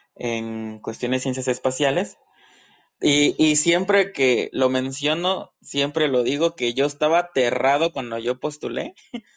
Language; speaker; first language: Spanish; native; Spanish